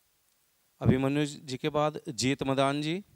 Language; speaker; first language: Hindi; native; Hindi